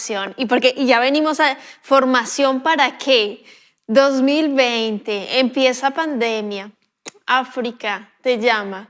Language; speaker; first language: Spanish; native; Spanish